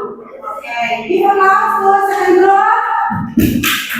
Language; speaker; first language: English; non-native, learner; Indonesian